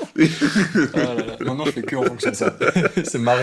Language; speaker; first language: French; native; French